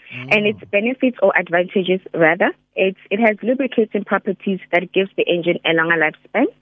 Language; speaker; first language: English; non-native, local second language; Northern Sotho